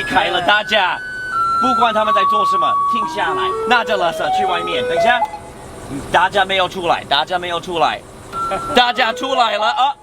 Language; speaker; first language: Chinese; non-native, fluent; English